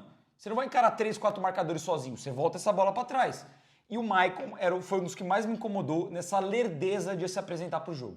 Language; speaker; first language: Portuguese; native; Portuguese